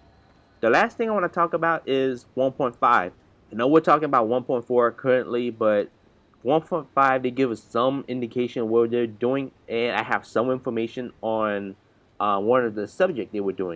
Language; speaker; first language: English; native; English